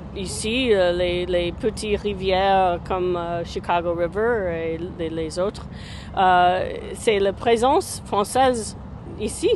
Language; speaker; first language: French; non-native, fluent; English